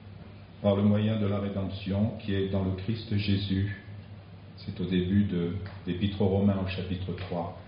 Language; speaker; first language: French; native; French